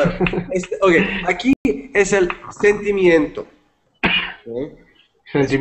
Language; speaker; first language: Spanish; non-native, fluent; English